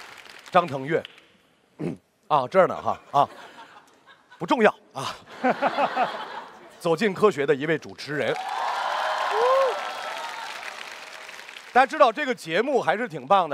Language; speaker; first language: Chinese; native; Chinese